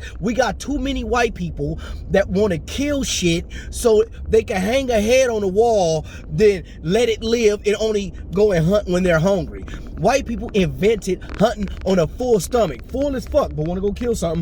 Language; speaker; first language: English; native; English